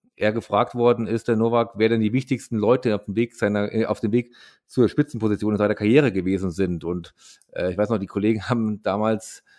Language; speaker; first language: German; native; German